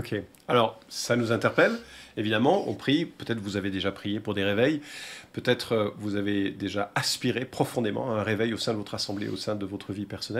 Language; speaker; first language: French; native; French